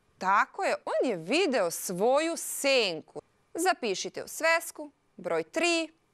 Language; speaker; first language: Serbian; non-native, local second language; Hungarian